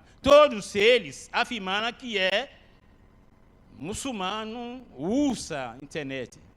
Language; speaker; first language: Portuguese; non-native, learner; Arabic